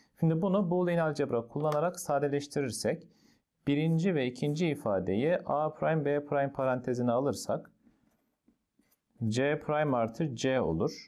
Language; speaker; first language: Turkish; native; Turkish